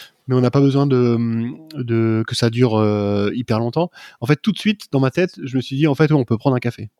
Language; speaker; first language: French; native; French